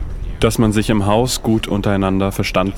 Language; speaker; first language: German; non-native, fluent; Spanish